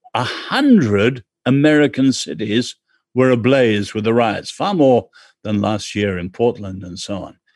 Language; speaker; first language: English; native; English